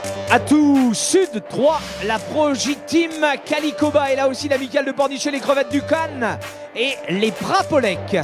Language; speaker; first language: French; native; French